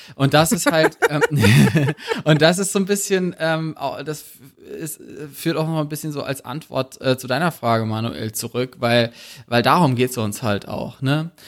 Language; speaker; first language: German; native; German